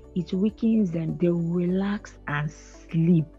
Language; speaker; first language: English; non-native, local second language; Igbo